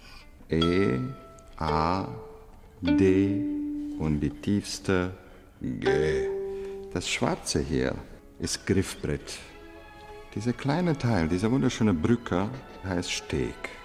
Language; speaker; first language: German; non-native, fluent; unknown